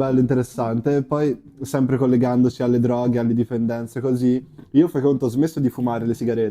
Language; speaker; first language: Italian; native; Italian